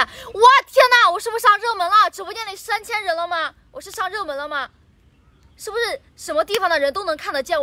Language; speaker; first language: Chinese; native; Chinese